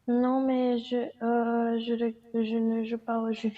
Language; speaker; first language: French; non-native, learner; Romanian